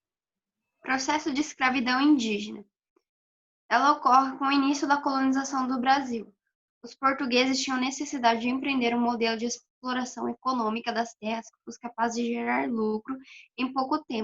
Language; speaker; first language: Portuguese; native; Portuguese